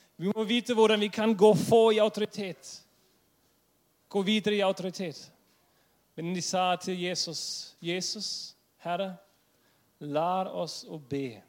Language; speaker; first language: Norwegian; non-native, fluent; English